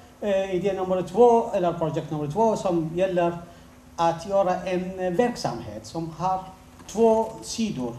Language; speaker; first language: Swedish; non-native, fluent; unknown